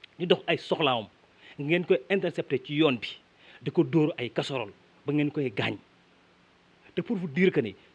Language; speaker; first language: Wolof; native; Wolof